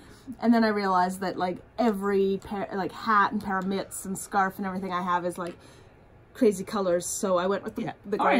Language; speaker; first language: English; native; English